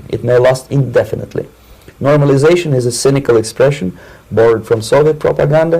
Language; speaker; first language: English; non-native, fluent; Russian